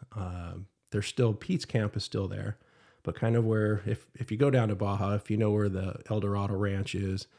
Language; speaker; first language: English; native; English